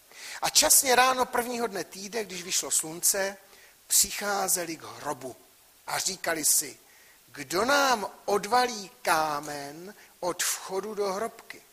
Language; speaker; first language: Czech; native; Czech